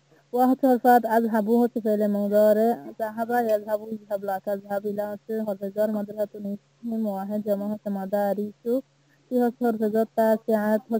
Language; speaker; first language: Arabic; non-native, learner; Bangla